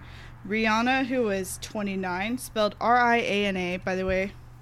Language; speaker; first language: English; native; English